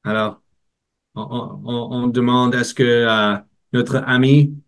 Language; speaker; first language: French; non-native, learner; English